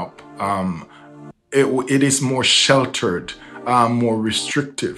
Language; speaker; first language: English; non-native, local second language; Jamaican Creole English